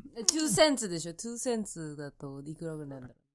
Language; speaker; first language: Japanese; native; Japanese